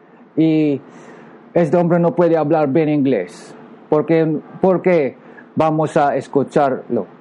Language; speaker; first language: Spanish; non-native, learner; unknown